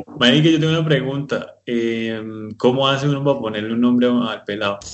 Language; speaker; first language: Spanish; native; Spanish